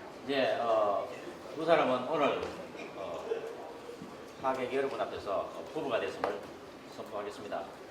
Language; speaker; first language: Korean; native; Korean